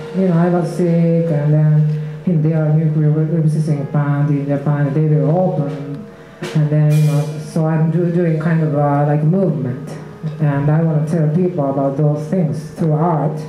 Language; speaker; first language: English; non-native, learner; Japanese